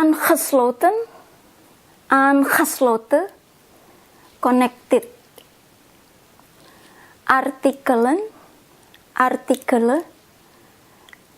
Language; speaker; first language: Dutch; non-native, fluent; Indonesian